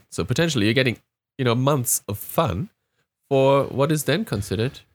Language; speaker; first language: English; non-native, fluent; German